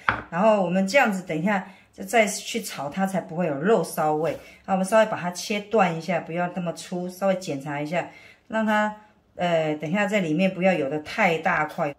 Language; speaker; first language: Chinese; native; Chinese